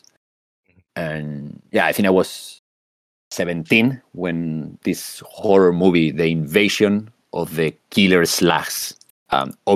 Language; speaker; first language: English; non-native, fluent; Spanish